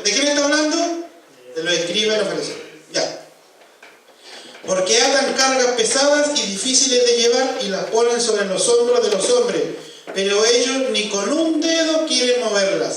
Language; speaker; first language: Spanish; native; Spanish